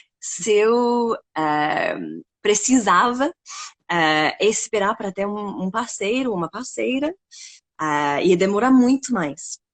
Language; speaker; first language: Portuguese; non-native, fluent; English